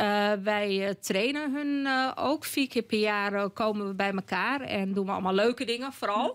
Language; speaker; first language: Dutch; native; Dutch